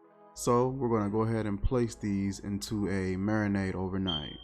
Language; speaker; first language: English; native; English